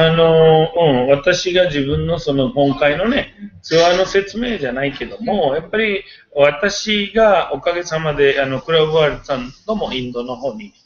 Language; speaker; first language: Japanese; non-native, fluent; Hindi